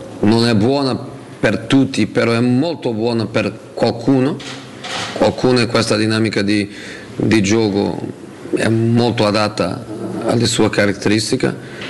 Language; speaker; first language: Italian; non-native, fluent; Portuguese